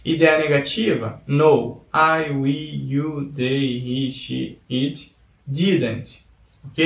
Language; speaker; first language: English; non-native, fluent; Portuguese